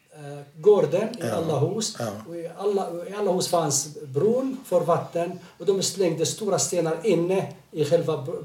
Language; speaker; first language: Swedish; non-native, fluent; Arabic